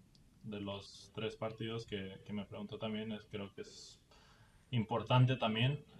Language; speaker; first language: Spanish; early bilingual, heritage; Spanish